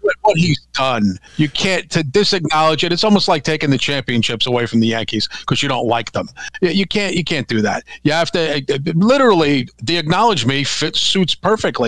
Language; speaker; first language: English; native; English